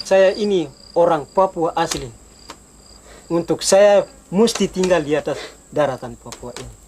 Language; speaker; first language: Indonesian; non-native, local second language; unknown